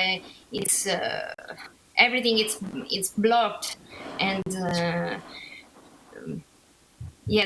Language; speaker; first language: English; non-native, learner; Italian